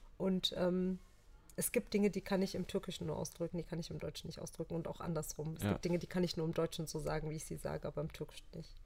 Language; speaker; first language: German; early bilingual, other home language; Turkish